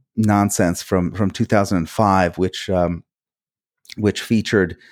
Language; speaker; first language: English; early bilingual, other home language; Hungarian